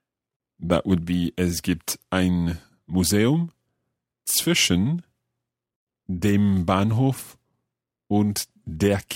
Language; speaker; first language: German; non-native, learner; English